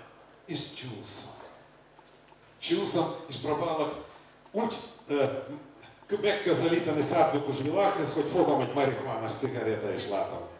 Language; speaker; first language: Hungarian; non-native, learner; Russian